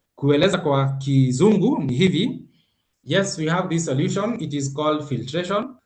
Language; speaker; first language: English; non-native, local second language; Swahili